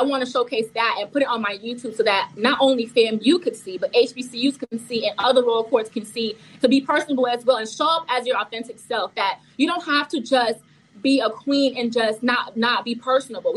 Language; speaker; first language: English; early bilingual, other home language; Haitian Creole